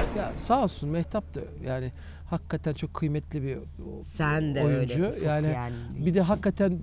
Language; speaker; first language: Turkish; native; Turkish